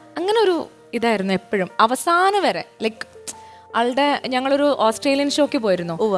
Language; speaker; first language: Malayalam; native; Malayalam